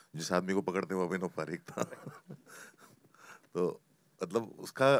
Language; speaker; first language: Hindi; native; Hindi